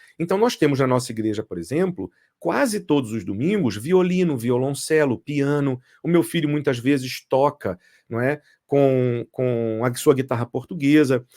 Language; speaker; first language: Portuguese; native; Portuguese